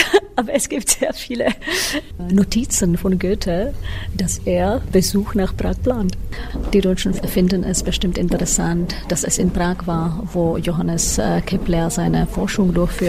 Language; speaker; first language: German; non-native, fluent; Czech